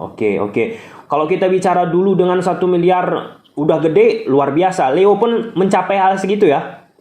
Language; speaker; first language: Indonesian; native; Indonesian